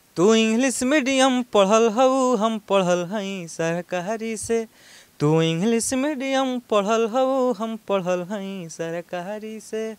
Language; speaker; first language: Hindi; non-native, local second language; Bhojpuri